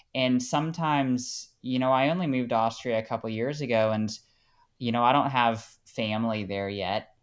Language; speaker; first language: English; native; English